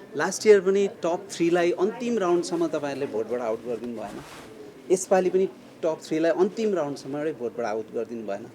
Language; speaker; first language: Nepali; native; Nepali